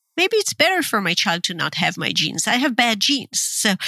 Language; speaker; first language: English; non-native, fluent; Hebrew